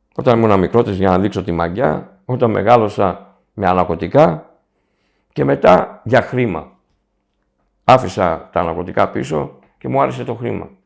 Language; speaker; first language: Greek; early bilingual, heritage; Greek